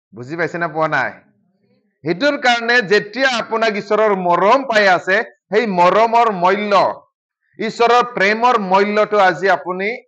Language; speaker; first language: Assamese; non-native, local second language; Bodo